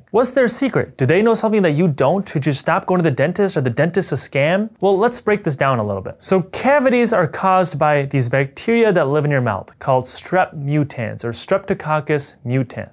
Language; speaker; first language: English; native; English